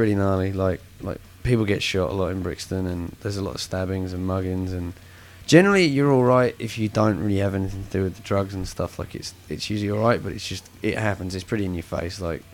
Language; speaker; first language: English; native; English